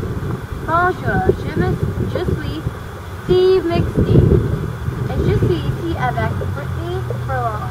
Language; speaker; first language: French; non-native, learner; English